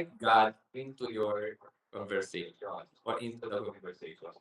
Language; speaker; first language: English; non-native, local second language; Filipino